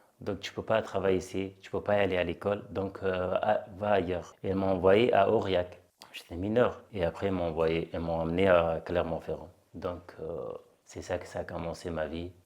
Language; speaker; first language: French; non-native, fluent; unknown